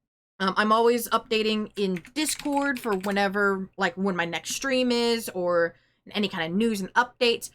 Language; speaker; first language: English; native; English